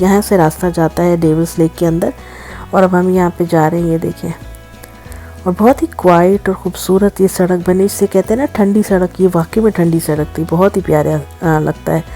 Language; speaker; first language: Urdu; native; Urdu